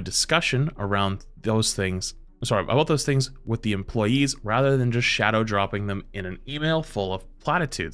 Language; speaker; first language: English; native; English